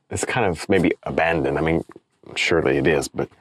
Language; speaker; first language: English; native; English